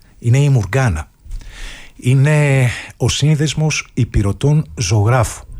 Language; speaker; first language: Greek; native; Greek